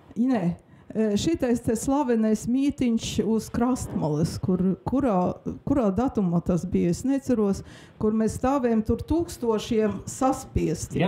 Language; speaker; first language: Latvian; non-native, local second language; Russian